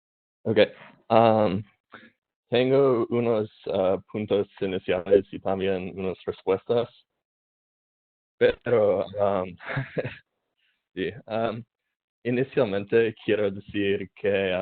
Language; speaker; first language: Spanish; non-native, learner; English